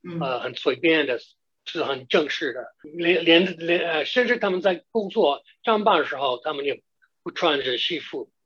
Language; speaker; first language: Chinese; non-native, fluent; English